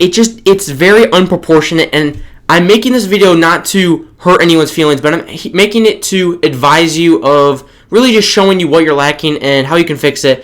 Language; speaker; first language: English; native; English